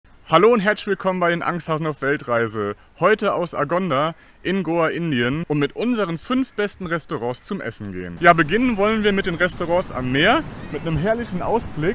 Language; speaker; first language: German; native; German